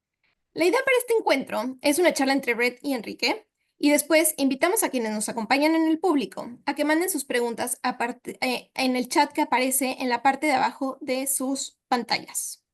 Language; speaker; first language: Spanish; native; Spanish